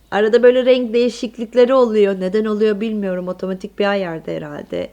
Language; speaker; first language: Turkish; native; Turkish